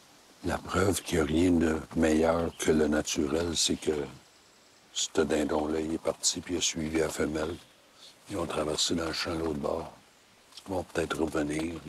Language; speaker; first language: French; native; French